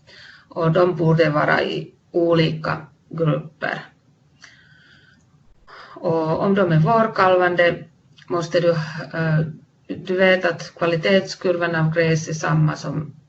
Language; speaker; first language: Swedish; non-native, fluent; Finnish